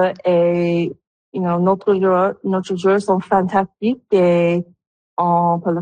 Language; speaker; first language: French; non-native, local second language; English